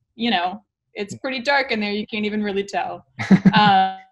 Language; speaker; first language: English; native; English